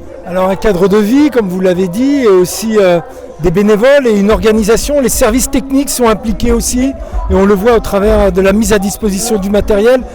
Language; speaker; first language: French; native; French